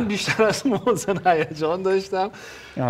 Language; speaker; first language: Persian; native; Persian